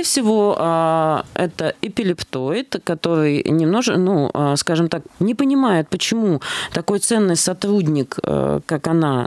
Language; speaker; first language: Russian; native; Russian